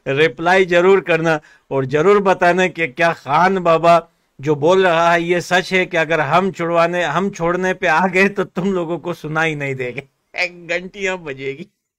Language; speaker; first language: Hindi; native; Hindi